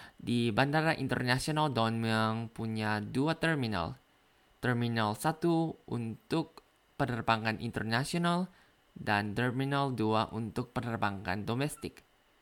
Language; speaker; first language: Indonesian; non-native, learner; Thai